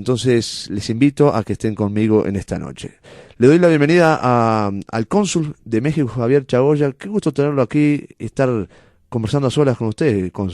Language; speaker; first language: Spanish; native; Spanish